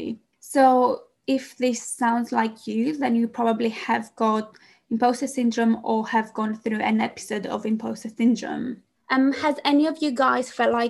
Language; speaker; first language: English; non-native, fluent; Greek